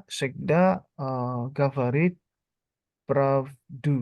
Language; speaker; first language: Russian; non-native, learner; Indonesian